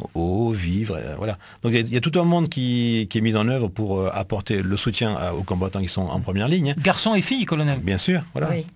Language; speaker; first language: French; native; French